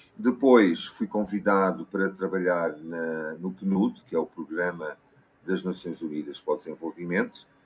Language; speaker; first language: Portuguese; native; Portuguese